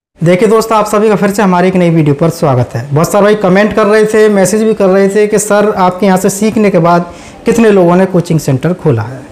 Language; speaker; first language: Hindi; native; Hindi